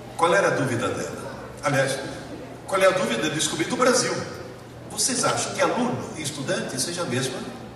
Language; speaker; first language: Portuguese; early bilingual, other home language; Italian